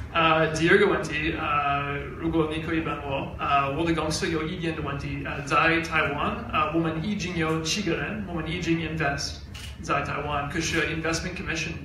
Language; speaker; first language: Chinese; non-native, learner; English